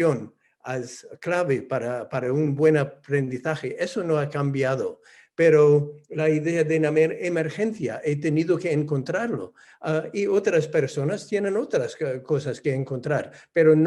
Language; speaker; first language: Spanish; non-native, fluent; English